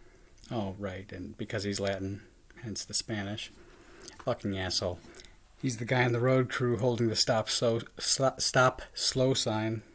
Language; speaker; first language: English; native; English